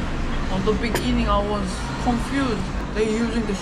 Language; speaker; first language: English; non-native, learner; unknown